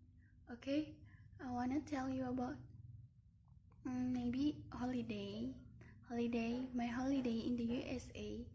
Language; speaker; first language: English; non-native, learner; Indonesian